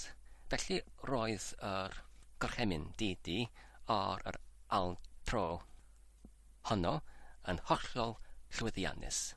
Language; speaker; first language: Welsh; non-native, learner; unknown